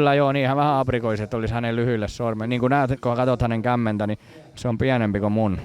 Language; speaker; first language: Finnish; native; Finnish